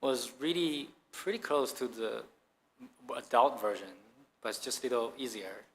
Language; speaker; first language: English; non-native, fluent; Chinese